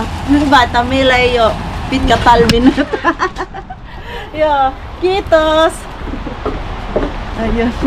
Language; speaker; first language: Finnish; non-native, learner; Filipino